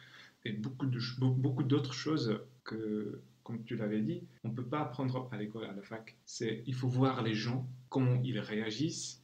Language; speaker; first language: French; non-native, fluent; Czech